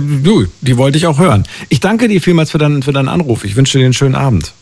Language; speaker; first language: German; native; German